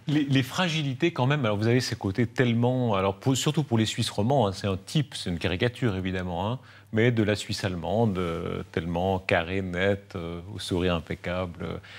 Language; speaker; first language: French; native; French